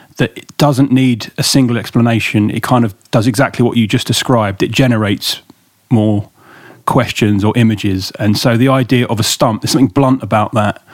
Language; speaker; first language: English; native; English